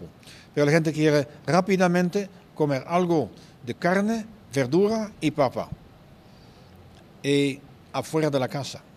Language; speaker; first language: Spanish; non-native, fluent; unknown